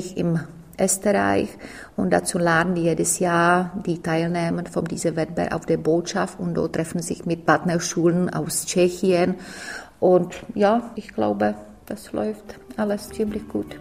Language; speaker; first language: German; non-native, fluent; Czech